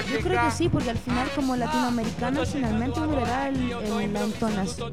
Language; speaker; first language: Spanish; early bilingual, heritage; Spanish